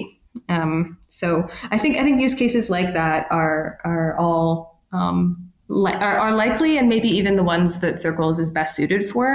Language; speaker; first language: English; native; English